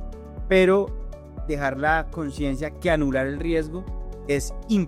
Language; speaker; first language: Spanish; native; Spanish